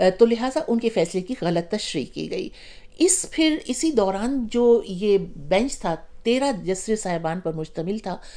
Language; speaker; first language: Urdu; native; Urdu